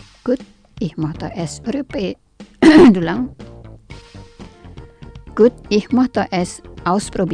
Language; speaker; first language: German; non-native, fluent; Indonesian